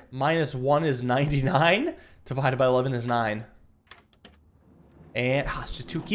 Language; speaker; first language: English; native; English